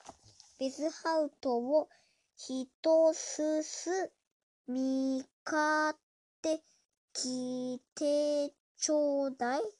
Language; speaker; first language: Japanese; non-native, learner; Indonesian